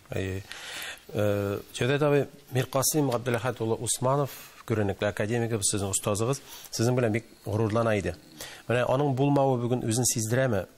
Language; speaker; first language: Tatar; native; Tatar